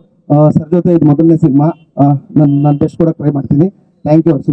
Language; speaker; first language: Kannada; native; Kannada